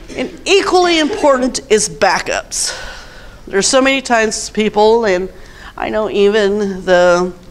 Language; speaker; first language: English; native; English